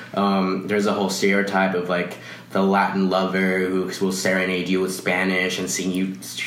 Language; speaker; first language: English; early bilingual, other home language; Spanish